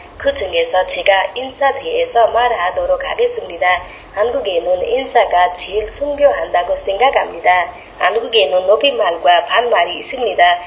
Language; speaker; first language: Korean; non-native, learner; Nepali